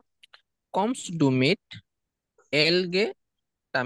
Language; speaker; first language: German; non-native, learner; Bangla